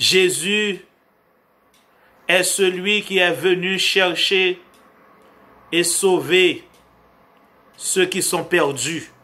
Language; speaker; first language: French; non-native, local second language; Haitian Creole